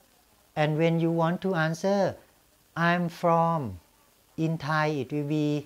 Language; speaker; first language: English; non-native, fluent; Thai